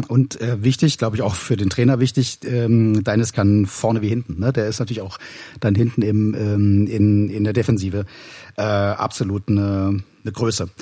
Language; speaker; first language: German; native; German